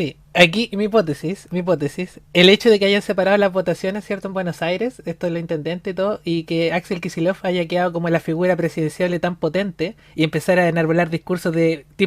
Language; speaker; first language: Spanish; native; Spanish